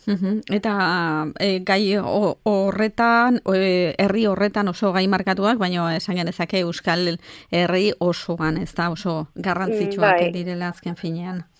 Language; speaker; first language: Basque; native; Basque